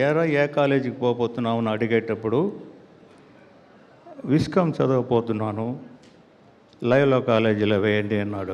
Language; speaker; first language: Telugu; non-native, learner; Tamil